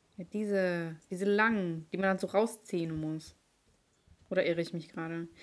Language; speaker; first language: German; early bilingual, other home language; Ukrainian